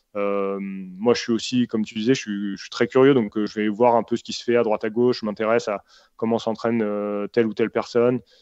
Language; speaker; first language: French; native; French